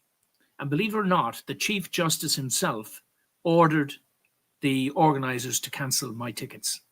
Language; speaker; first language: English; native; English